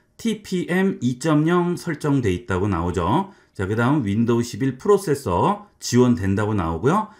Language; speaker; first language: Korean; native; Korean